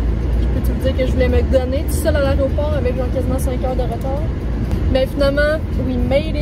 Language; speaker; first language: French; native; French